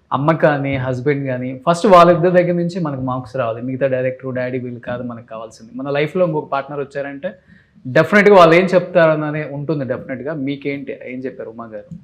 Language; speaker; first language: Telugu; native; Telugu